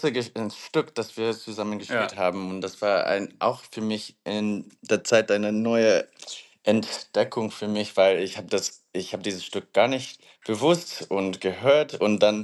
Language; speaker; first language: German; non-native, fluent; English